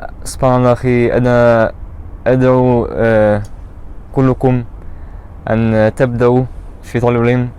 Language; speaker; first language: Arabic; non-native, learner; German